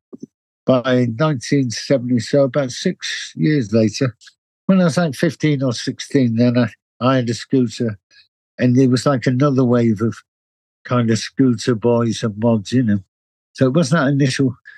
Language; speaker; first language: English; native; English